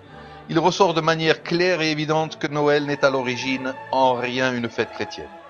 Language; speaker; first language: French; native; French